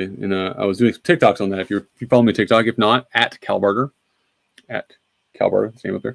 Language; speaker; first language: English; native; English